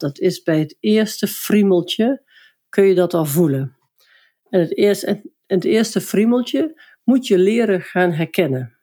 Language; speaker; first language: Dutch; native; Dutch